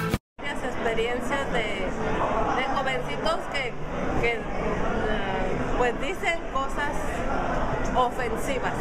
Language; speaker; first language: Spanish; non-native, local second language; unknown